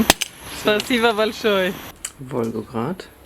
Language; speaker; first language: Russian; non-native, learner; German